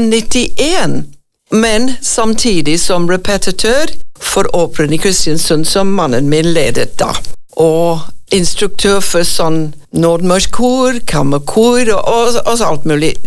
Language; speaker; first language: Norwegian; non-native, fluent; English